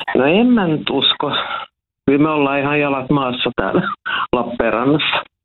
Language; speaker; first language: Finnish; non-native, local second language; Swedish